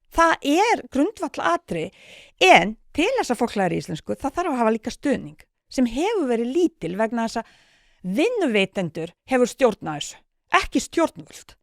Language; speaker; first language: Icelandic; non-native, fluent; Bosnian